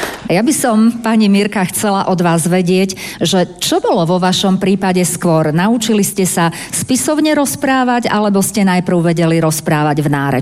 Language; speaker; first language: Slovak; native; Slovak